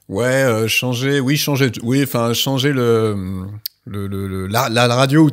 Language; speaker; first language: French; native; French